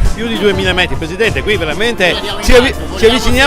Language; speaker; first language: Italian; native; Italian